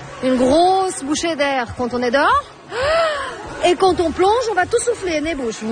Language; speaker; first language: French; native; French